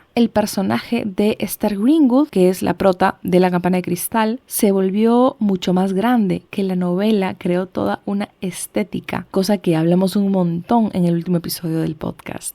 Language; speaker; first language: Spanish; native; Spanish